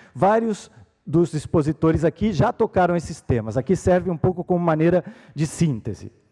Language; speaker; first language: Portuguese; native; Portuguese